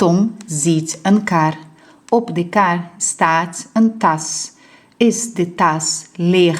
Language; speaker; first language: Dutch; non-native, fluent; Portuguese